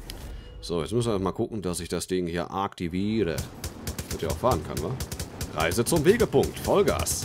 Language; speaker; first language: German; native; German